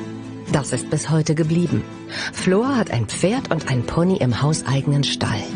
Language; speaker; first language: German; native; German